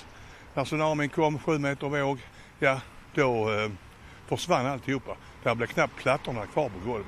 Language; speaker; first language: Swedish; native; Swedish